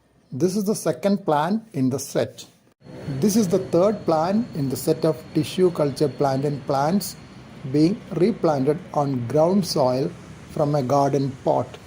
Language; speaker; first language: English; non-native, local second language; Malayalam